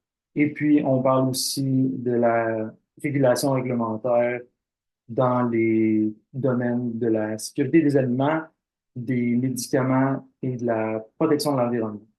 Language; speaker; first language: French; native; French